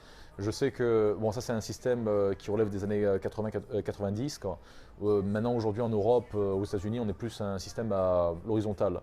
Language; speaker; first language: French; native; French